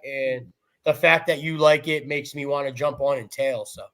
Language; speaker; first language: English; native; English